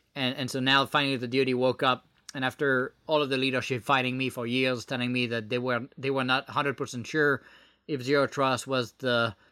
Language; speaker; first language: English; non-native, fluent; French